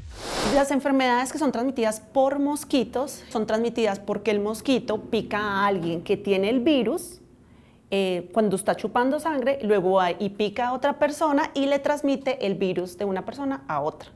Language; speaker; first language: Spanish; native; Spanish